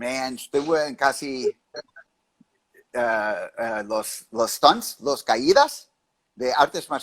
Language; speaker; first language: Spanish; early bilingual, heritage; English